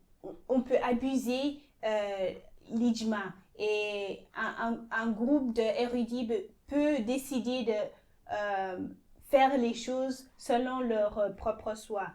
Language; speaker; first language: French; non-native, fluent; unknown